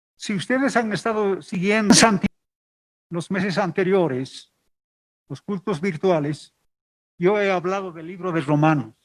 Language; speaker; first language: Spanish; non-native, local second language; Aymara